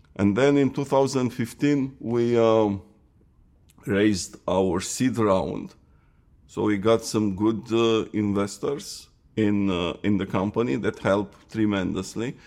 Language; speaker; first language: English; non-native, fluent; Romanian